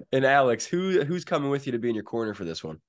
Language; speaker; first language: English; native; English